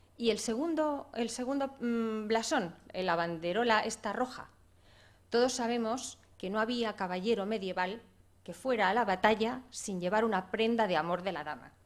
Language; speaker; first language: Spanish; native; Spanish